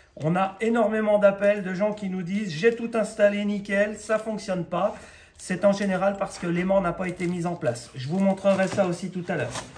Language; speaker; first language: French; native; French